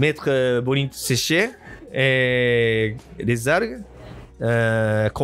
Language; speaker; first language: French; non-native, learner; Japanese